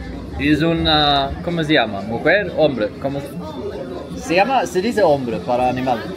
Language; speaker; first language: Spanish; non-native, learner; Swedish